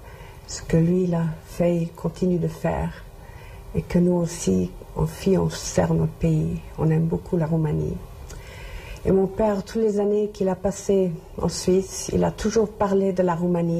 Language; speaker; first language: French; non-native, local second language; English